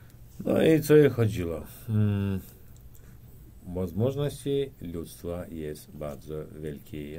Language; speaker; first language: Polish; non-native, learner; Turkmen